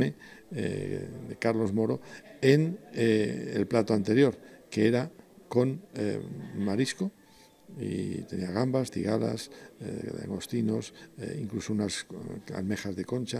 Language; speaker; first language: Spanish; native; Spanish